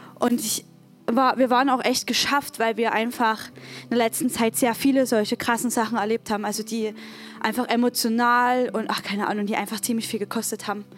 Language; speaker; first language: German; native; German